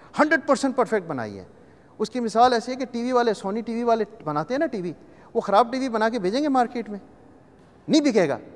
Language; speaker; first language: Urdu; non-native, local second language; Punjabi